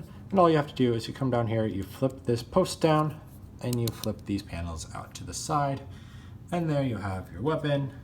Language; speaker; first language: English; native; English